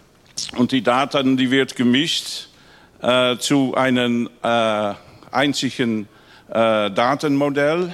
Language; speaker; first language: German; non-native, learner; Dutch